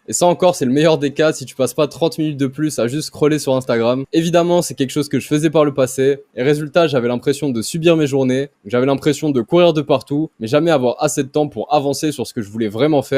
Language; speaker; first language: French; native; French